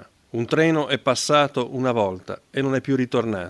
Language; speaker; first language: Italian; native; Italian